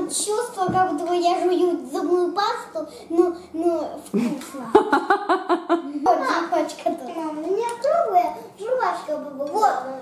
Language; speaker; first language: Russian; early bilingual, heritage; Russian